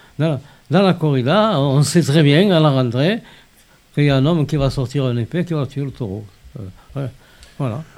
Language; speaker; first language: French; native; French